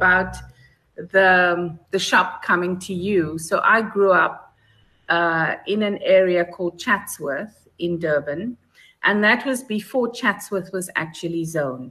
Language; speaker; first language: English; native; English